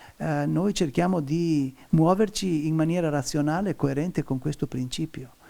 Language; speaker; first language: Italian; native; Italian